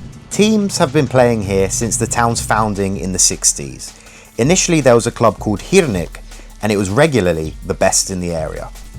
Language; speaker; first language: English; native; English